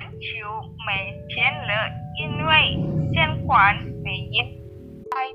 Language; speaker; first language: Chinese; non-native, learner; Indonesian